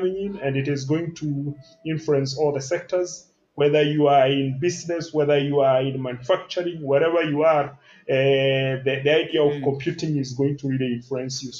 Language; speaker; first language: English; non-native, local second language; Kikuyu